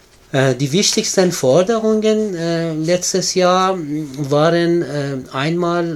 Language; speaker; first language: German; non-native, fluent; Persian